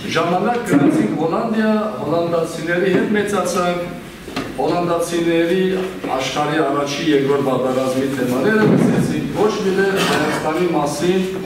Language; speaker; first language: Armenian; non-native, fluent; Kurdish